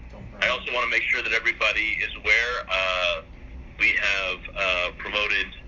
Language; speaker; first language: English; native; English